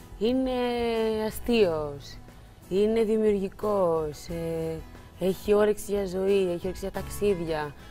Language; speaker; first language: Greek; early bilingual, other home language; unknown